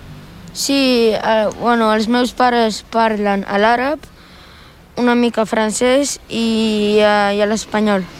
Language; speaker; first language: Catalan; early bilingual, other home language; Arabic